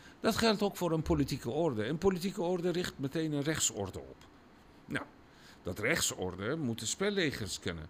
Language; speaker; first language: Dutch; non-native, fluent; Persian